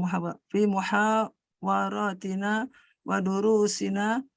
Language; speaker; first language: Arabic; non-native, learner; Indonesian